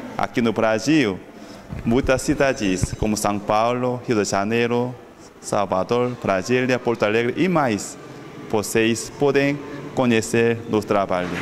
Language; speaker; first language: Portuguese; non-native, fluent; Korean